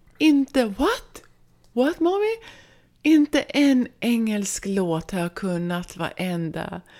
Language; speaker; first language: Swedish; native; Swedish